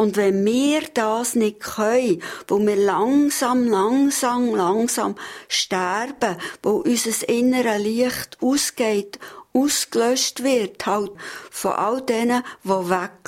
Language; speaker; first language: German; native; German